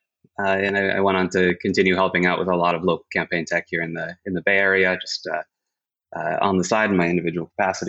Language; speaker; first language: English; native; English